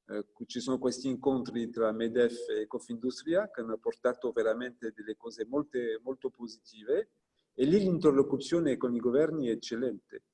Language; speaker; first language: Italian; non-native, fluent; French